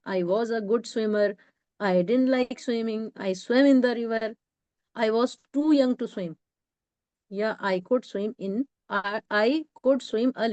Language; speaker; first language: English; non-native, local second language; Hindi